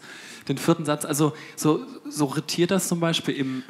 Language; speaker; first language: German; native; German